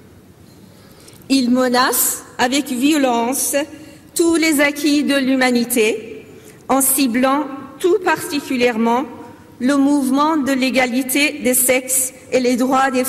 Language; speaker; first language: French; non-native, fluent; Persian